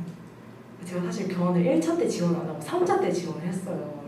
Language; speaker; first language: Korean; native; Korean